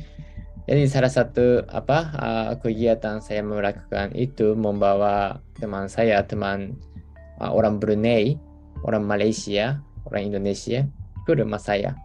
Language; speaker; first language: Indonesian; non-native, fluent; Japanese